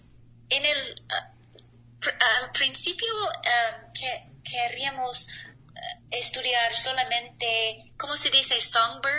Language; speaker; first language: Spanish; non-native, learner; English